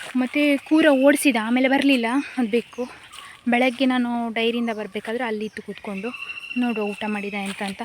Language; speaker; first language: Kannada; native; Kannada